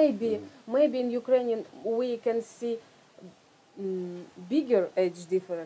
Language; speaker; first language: English; non-native, learner; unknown